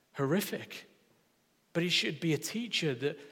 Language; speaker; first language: English; native; English